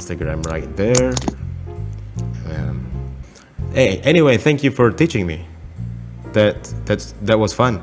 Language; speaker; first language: English; non-native, fluent; Indonesian